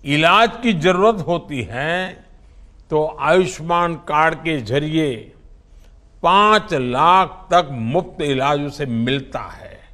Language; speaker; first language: Hindi; non-native, local second language; Gujarati